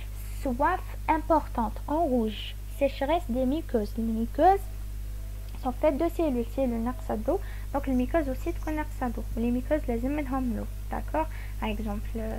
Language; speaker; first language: French; non-native, local second language; Arabic